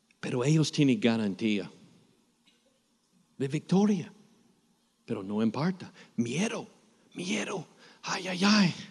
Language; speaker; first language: Spanish; non-native, learner; English